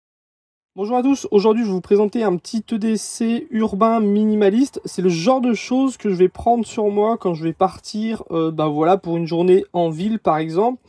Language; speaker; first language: French; native; French